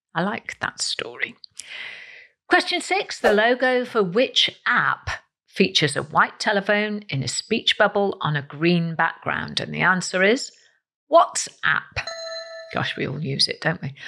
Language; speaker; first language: English; native; English